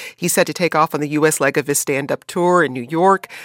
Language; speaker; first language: English; native; English